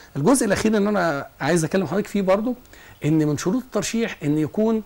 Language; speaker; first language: Arabic; native; Arabic